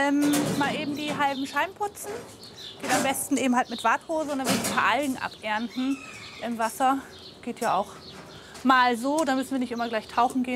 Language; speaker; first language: German; native; German